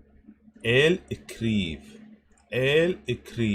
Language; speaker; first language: French; non-native, learner; English